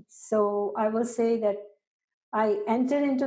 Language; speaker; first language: English; non-native, local second language; Urdu